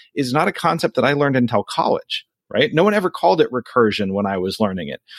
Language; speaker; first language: English; native; English